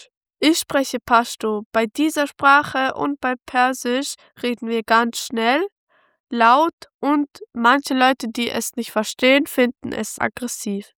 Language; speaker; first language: German; early bilingual, other home language; Pashto